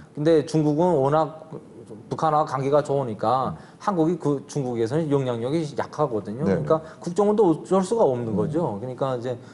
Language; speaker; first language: Korean; native; Korean